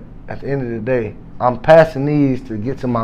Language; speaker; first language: English; native; English